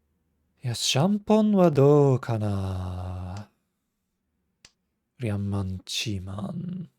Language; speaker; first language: Japanese; non-native, fluent; English